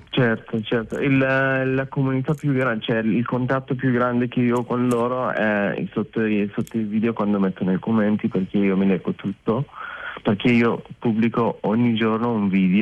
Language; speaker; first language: Italian; non-native, fluent; Persian